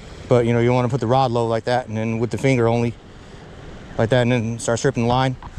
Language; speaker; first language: English; native; English